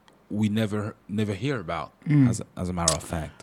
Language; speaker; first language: English; non-native, learner; French